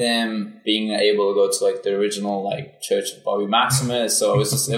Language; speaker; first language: English; non-native, local second language; Afrikaans